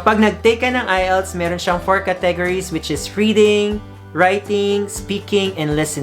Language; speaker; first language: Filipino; native; Filipino